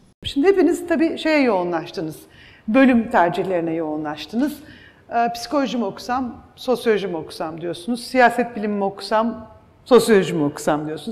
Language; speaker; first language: Turkish; native; Turkish